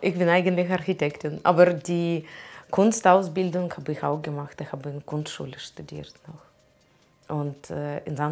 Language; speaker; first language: German; non-native, learner; Russian